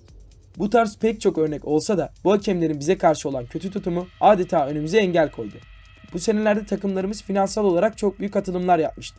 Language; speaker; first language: Turkish; native; Turkish